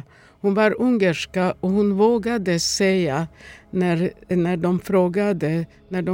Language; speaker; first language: Swedish; non-native, fluent; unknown